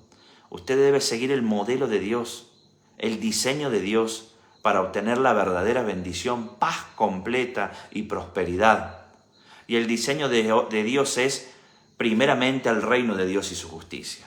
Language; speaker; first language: Spanish; native; Spanish